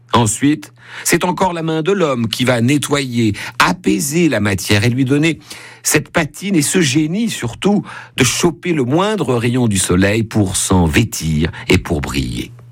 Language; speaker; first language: French; native; French